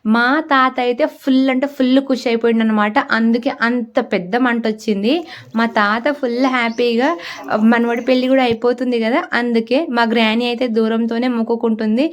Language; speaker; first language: Telugu; non-native, local second language; Lambadi